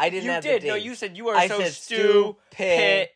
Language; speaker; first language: English; native; English